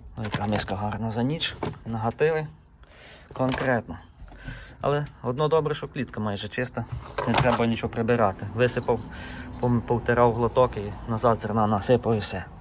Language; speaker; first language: Ukrainian; native; Ukrainian